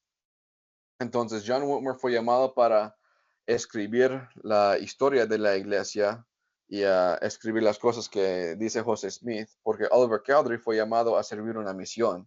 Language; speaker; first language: Spanish; non-native, fluent; English